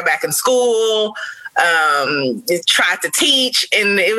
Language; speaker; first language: English; native; English